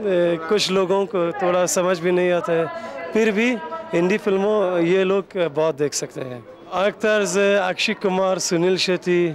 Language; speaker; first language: Hindi; non-native, fluent; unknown